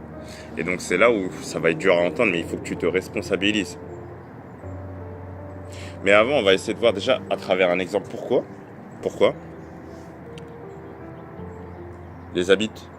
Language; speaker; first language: French; native; French